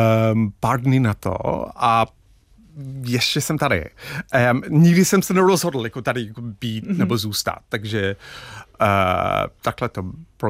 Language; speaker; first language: Czech; non-native, fluent; English